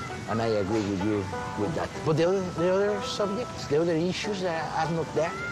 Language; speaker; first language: English; non-native, fluent; Spanish